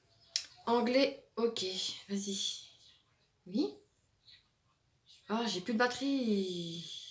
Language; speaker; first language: French; native; French